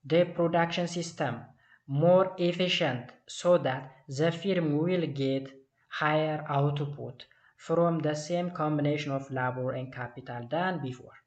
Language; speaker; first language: English; non-native, local second language; Amharic